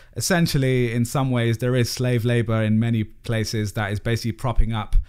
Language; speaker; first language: English; native; English